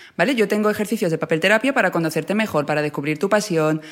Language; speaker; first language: Spanish; native; Spanish